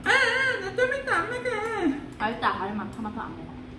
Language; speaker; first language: Korean; non-native, learner; Vietnamese